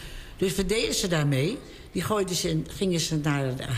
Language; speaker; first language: Dutch; native; Dutch